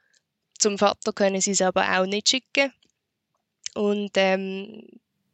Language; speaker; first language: German; native; German